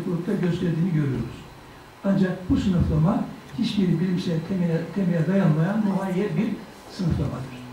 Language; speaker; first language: Turkish; native; Turkish